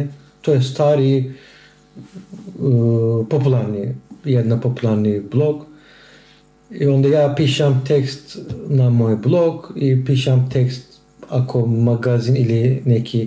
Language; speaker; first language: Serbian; non-native, learner; Turkish